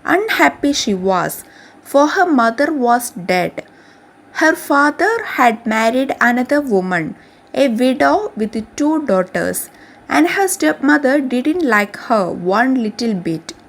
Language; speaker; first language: English; non-native, local second language; Malayalam